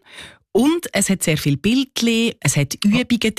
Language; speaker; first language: German; native; German